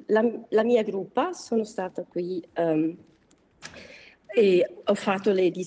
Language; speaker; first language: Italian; non-native, learner; German